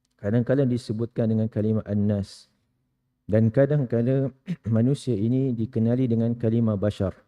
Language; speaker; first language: Malay; native; Malay